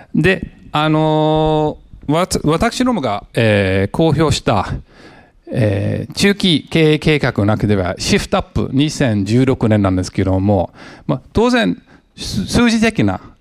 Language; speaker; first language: Japanese; non-native, fluent; English